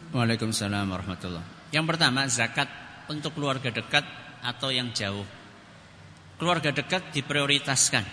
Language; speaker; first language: Indonesian; non-native, local second language; Javanese